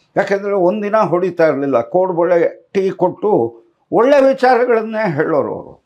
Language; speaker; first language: Kannada; non-native, local second language; Tamil